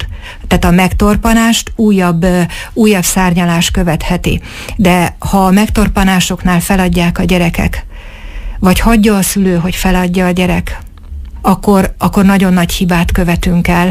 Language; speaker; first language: Hungarian; native; Hungarian